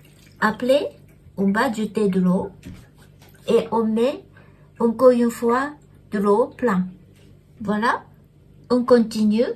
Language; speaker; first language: French; non-native, learner; Japanese